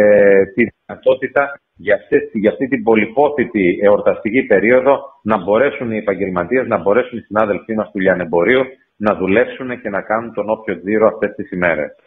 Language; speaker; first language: Greek; native; Greek